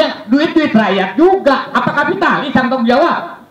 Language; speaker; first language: Indonesian; native; Indonesian